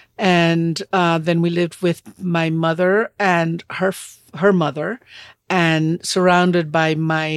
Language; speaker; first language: English; non-native, fluent; Spanish